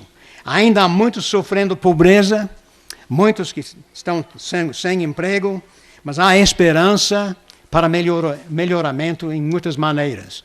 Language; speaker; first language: Portuguese; non-native, fluent; English